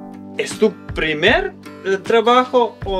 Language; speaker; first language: Spanish; non-native, learner; Serbian